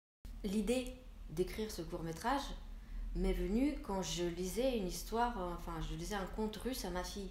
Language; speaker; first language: French; non-native, fluent; Russian